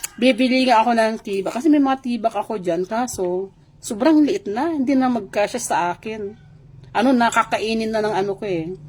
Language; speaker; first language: Filipino; non-native, local second language; Iloko